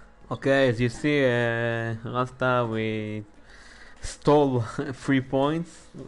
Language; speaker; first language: English; non-native, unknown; Hebrew